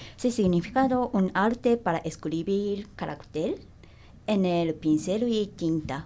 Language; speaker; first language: Spanish; non-native, learner; Japanese